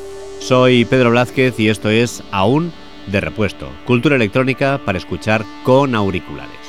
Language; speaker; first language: Spanish; native; Spanish